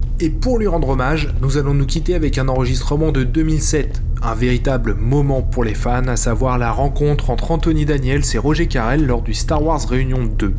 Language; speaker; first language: French; native; French